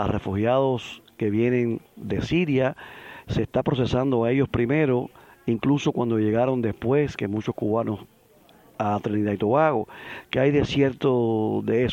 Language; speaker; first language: Spanish; native; Spanish